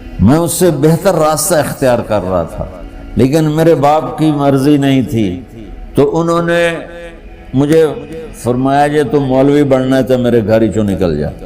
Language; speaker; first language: Urdu; non-native, local second language; Punjabi